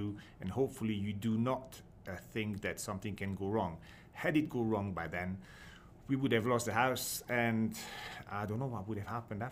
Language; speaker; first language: English; non-native, fluent; French